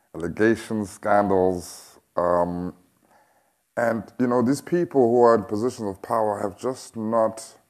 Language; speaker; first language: English; non-native, local second language; Xhosa